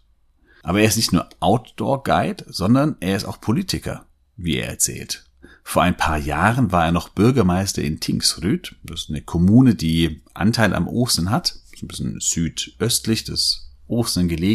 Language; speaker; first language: German; native; German